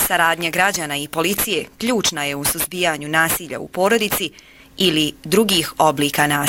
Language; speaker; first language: Bosnian; native; Bosnian